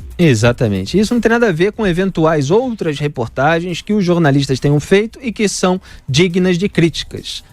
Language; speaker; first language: Portuguese; native; Portuguese